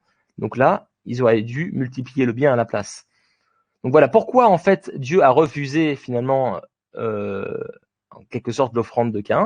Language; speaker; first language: French; native; French